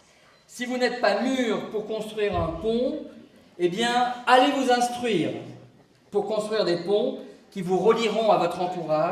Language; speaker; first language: French; native; French